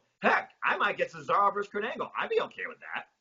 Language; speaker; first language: English; native; English